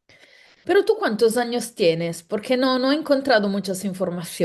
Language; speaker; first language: Spanish; non-native, fluent; Italian